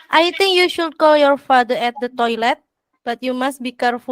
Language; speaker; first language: English; non-native, learner; Indonesian